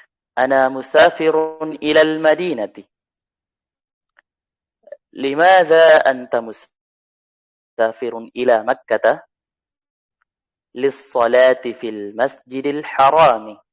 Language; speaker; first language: Arabic; non-native, fluent; Indonesian